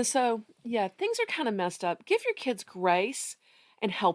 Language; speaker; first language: English; native; English